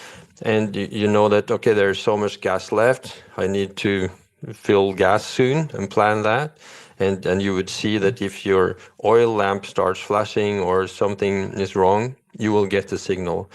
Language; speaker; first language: English; non-native, fluent; Norwegian